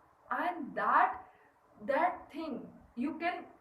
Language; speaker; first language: English; non-native, learner; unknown